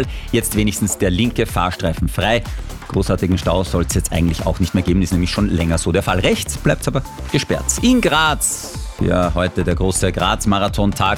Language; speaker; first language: German; native; German